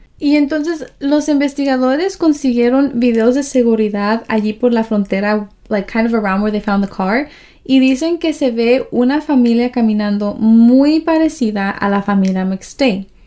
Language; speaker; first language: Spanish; early bilingual, heritage; Spanish